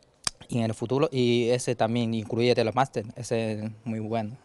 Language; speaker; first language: Spanish; non-native, learner; Chinese